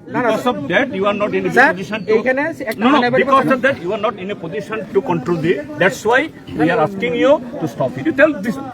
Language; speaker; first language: English; non-native, local second language; Bangla